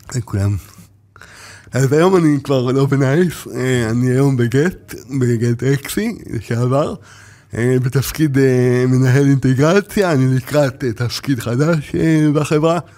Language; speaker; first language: Hebrew; native; Hebrew